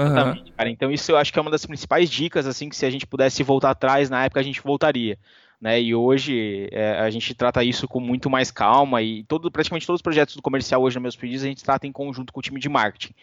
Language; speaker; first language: Portuguese; native; Portuguese